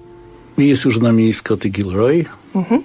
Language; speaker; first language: Polish; native; Polish